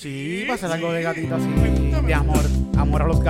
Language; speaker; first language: Spanish; native; Spanish